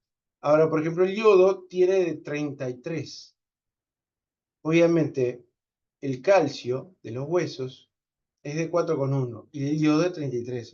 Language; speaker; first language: Spanish; native; Spanish